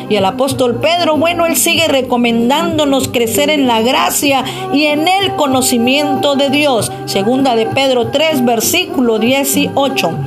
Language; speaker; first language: Spanish; native; Spanish